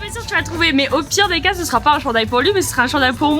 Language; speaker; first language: French; native; French